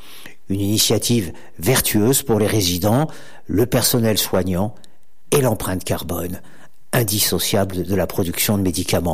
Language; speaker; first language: French; native; French